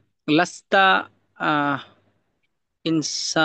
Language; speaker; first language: Arabic; non-native, learner; Bangla